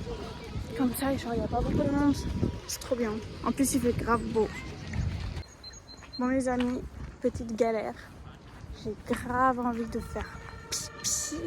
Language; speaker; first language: French; native; French